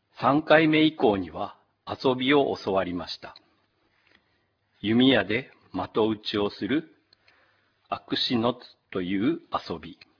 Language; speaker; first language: Japanese; native; Japanese